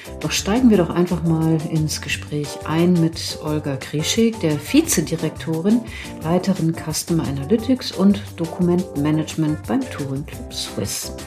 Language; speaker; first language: German; native; German